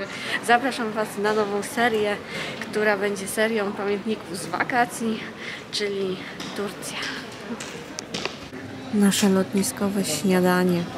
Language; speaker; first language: Polish; native; Polish